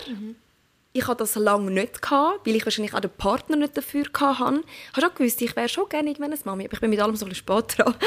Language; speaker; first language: German; early bilingual, other home language; Turkish